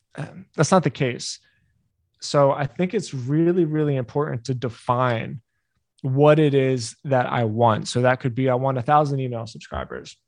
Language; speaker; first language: English; native; English